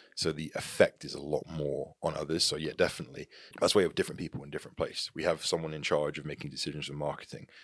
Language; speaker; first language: English; native; English